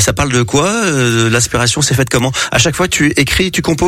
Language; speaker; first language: French; native; French